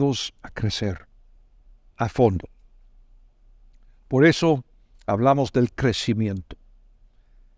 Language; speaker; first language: Spanish; non-native, fluent; English